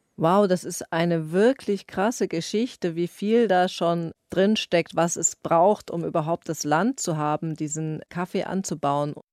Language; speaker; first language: German; native; German